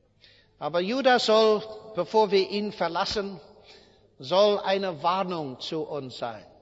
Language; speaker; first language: German; non-native, fluent; English